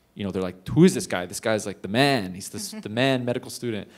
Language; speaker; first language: English; native; English